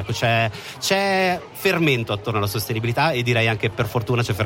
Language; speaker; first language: Italian; native; Italian